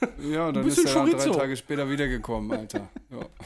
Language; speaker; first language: German; native; German